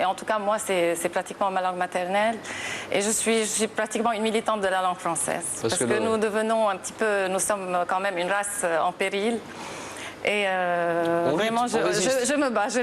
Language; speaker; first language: French; non-native, local second language; Arabic